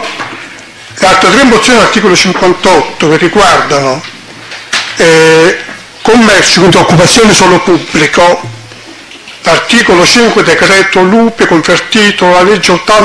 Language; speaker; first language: Italian; native; Italian